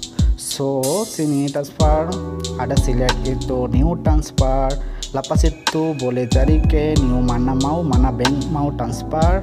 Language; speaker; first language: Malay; non-native, learner; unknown